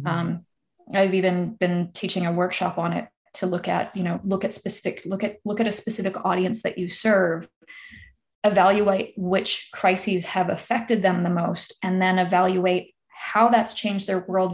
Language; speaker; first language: English; native; English